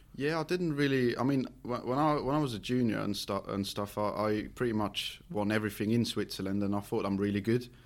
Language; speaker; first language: English; non-native, fluent; Swiss German